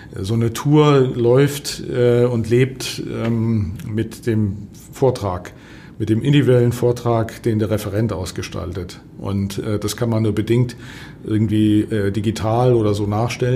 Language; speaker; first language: German; native; German